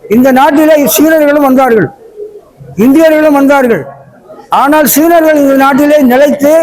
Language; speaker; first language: Tamil; early bilingual, heritage; Tamil